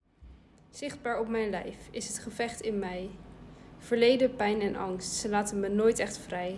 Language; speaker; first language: Dutch; native; Dutch